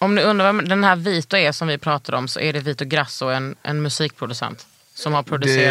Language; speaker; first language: Swedish; native; Swedish